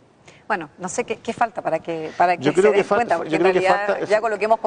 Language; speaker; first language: Spanish; native; Spanish